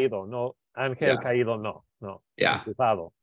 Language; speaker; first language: Spanish; non-native, learner; English